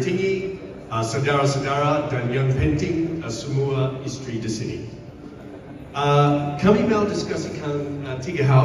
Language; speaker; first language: Indonesian; non-native, learner; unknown